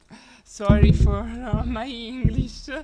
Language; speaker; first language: English; non-native, learner; Italian